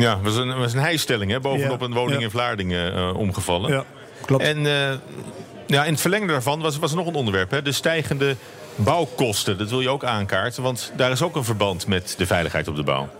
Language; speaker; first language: Dutch; native; Dutch